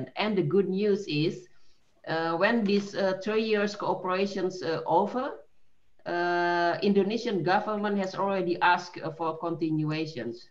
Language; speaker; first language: English; non-native, fluent; Indonesian